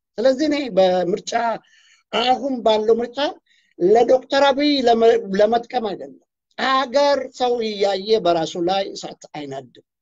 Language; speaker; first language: Amharic; non-native, local second language; Oromo